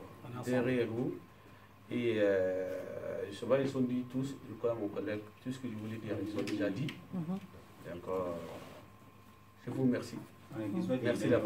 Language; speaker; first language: French; non-native, learner; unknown